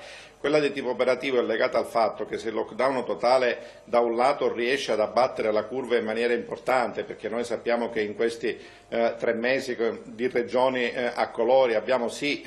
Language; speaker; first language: Italian; native; Italian